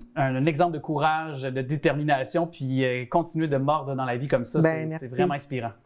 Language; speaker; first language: French; native; French